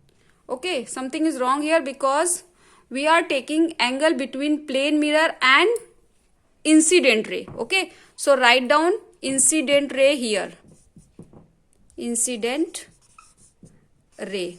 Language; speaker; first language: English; non-native, local second language; Hindi